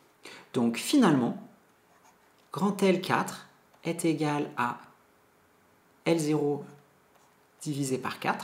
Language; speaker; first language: French; native; French